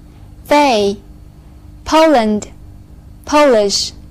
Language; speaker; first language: English; non-native, fluent; Chinese